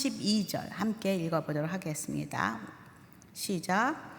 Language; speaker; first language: Korean; native; Korean